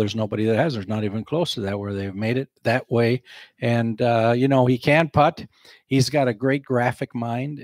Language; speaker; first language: English; native; English